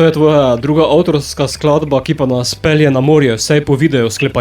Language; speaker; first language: Slovenian; native; Slovenian